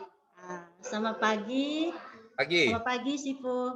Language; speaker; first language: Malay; non-native, local second language; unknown